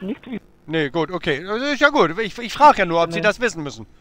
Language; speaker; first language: German; native; German